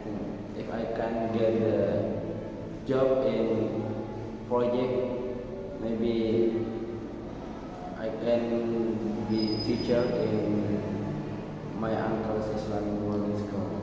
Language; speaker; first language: English; non-native, learner; Indonesian